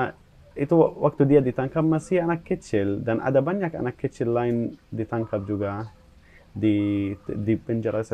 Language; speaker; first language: Indonesian; non-native, fluent; Arabic